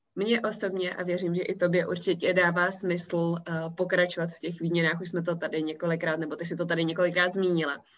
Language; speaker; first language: Czech; native; Czech